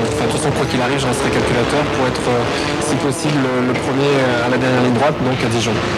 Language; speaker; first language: French; native; French